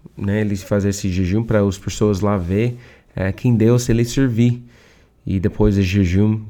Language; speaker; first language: Portuguese; non-native, learner; English